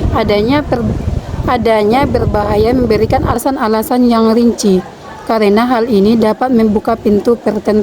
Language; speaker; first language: Indonesian; native; Indonesian